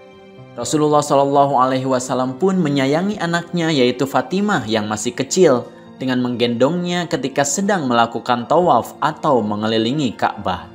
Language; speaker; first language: Indonesian; native; Indonesian